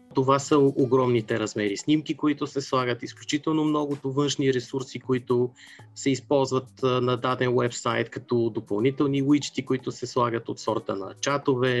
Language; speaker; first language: Bulgarian; native; Bulgarian